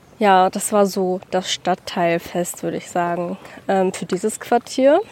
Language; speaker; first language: German; native; German